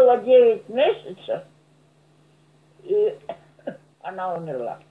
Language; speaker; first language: Russian; non-native, local second language; German